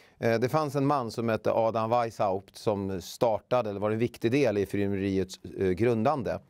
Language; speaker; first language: Swedish; native; Swedish